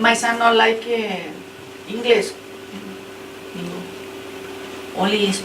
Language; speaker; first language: English; non-native, learner; Spanish